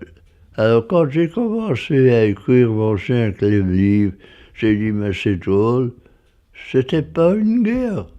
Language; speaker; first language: French; non-native, fluent; English